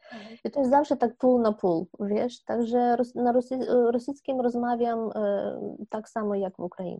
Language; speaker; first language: Polish; non-native, fluent; Ukrainian